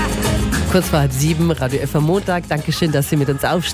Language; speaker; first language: German; native; German